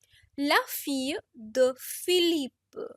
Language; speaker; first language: French; non-native, fluent; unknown